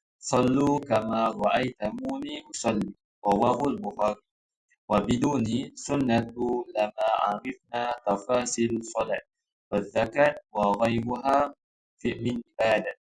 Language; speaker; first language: Arabic; non-native, learner; Malay